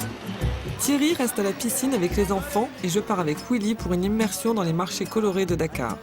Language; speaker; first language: French; native; French